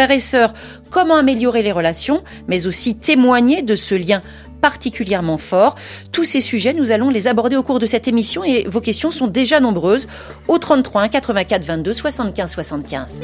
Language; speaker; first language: French; native; French